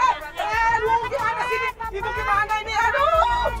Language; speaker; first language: Indonesian; native; Indonesian